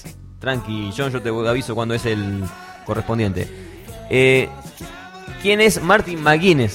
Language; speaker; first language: Spanish; native; Spanish